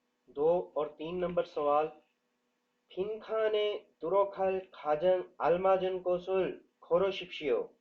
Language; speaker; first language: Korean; non-native, fluent; Urdu